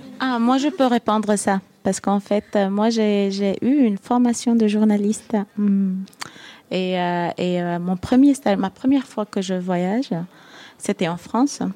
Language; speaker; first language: French; non-native, fluent; Arabic